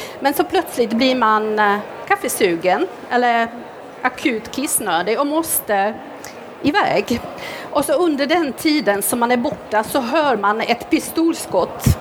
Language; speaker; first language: Swedish; non-native, fluent; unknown